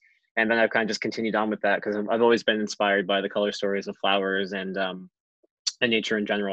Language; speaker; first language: English; native; English